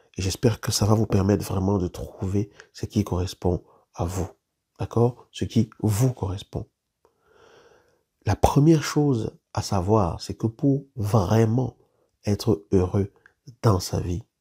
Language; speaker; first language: French; native; French